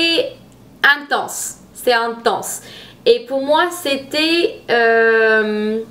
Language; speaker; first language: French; non-native, fluent; English